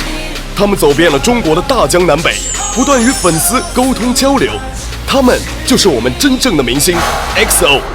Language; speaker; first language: Chinese; native; Chinese